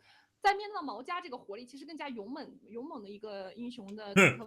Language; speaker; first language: Chinese; native; Chinese